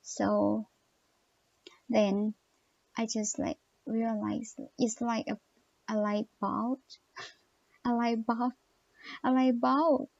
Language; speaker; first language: English; non-native, learner; Thai